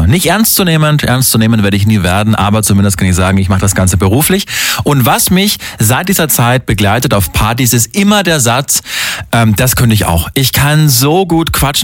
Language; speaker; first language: German; native; German